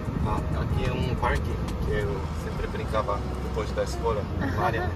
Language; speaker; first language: Portuguese; non-native, learner; Japanese